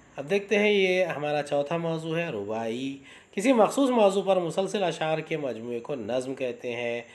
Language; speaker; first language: Urdu; native; Urdu